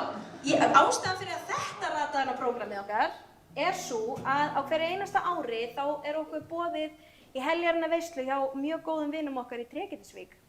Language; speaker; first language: Icelandic; native; Icelandic